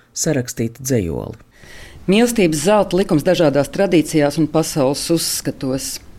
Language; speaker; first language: Latvian; native; Latvian